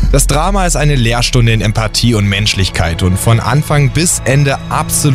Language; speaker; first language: German; native; German